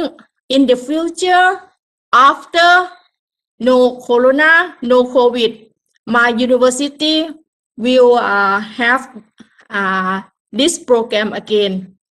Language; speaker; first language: English; non-native, learner; Thai